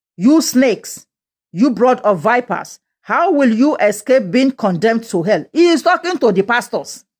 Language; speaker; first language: English; non-native, local second language; Yoruba